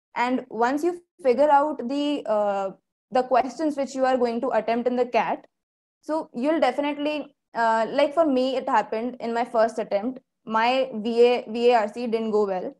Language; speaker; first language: English; non-native, local second language; Hindi